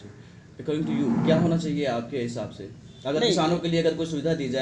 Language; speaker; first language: Hindi; native; Hindi